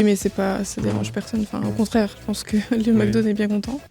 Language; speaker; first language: French; native; French